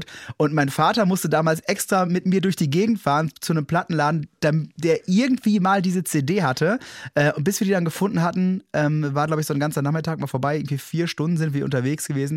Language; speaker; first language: German; native; German